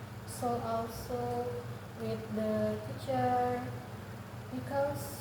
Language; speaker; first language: English; non-native, learner; Indonesian